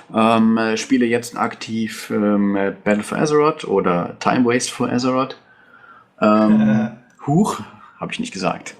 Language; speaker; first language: German; native; German